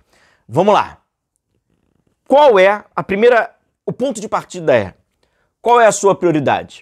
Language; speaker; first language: Portuguese; native; Portuguese